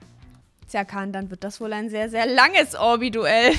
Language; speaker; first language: German; native; German